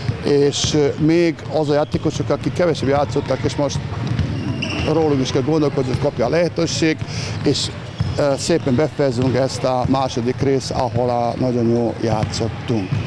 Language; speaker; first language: Hungarian; non-native, learner; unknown